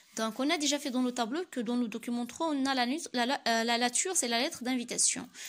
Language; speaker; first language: French; non-native, local second language; Arabic